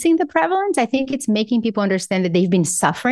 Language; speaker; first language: English; non-native, fluent; Portuguese